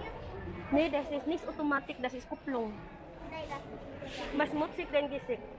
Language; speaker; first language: German; non-native, learner; Filipino